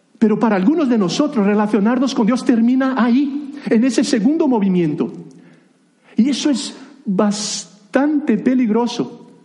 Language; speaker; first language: Spanish; non-native, fluent; Portuguese